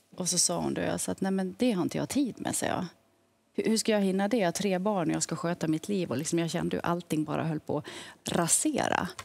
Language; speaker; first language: Swedish; native; Swedish